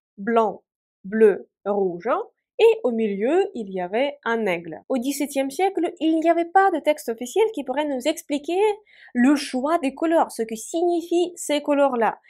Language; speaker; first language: French; non-native, fluent; Russian